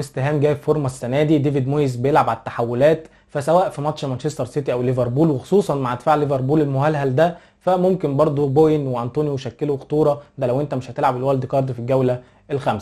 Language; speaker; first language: Arabic; native; Arabic